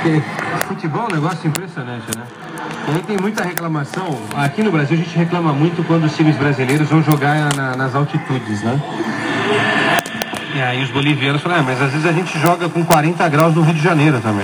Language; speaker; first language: Portuguese; native; Portuguese